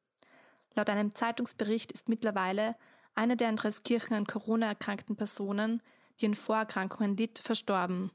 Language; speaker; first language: German; native; German